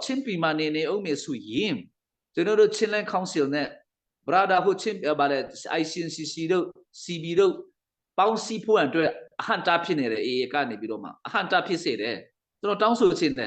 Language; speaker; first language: Burmese; non-native, local second language; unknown